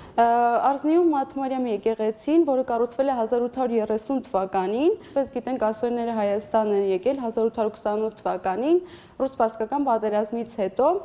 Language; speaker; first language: Armenian; non-native, local second language; Assyrian Neo-Aramaic